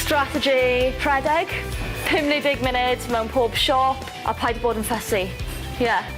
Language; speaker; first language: Welsh; non-native, local second language; English